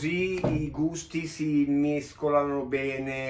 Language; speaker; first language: Italian; native; Italian